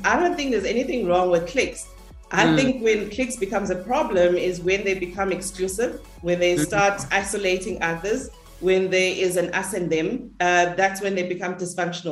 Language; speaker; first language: English; non-native, local second language; Zulu